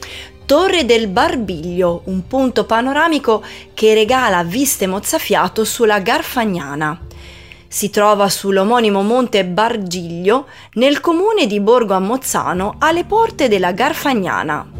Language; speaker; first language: Italian; native; Italian